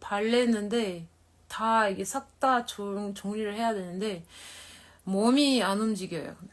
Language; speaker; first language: Korean; non-native, fluent; French